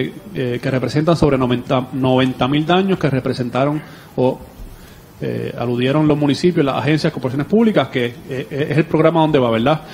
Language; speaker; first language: Spanish; native; Spanish